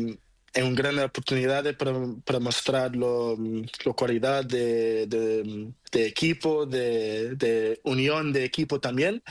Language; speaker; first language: Spanish; non-native, learner; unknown